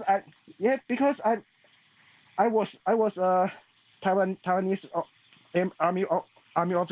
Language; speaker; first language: English; non-native, learner; Chinese